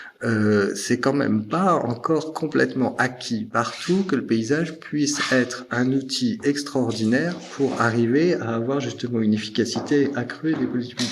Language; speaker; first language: French; native; French